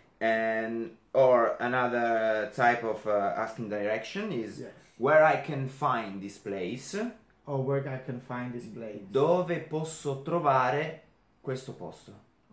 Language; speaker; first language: English; non-native, fluent; Italian